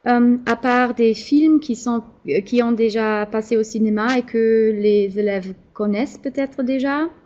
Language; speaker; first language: French; non-native, fluent; German